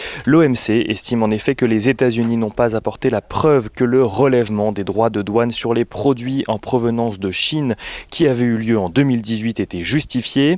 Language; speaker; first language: French; native; French